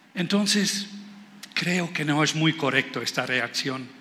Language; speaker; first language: Spanish; non-native, fluent; Dutch